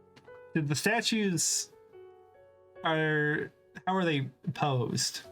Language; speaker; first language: English; native; English